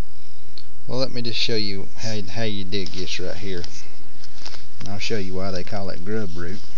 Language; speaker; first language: English; native; English